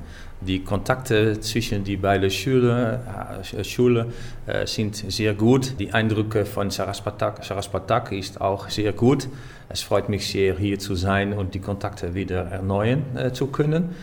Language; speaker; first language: German; non-native, learner; Dutch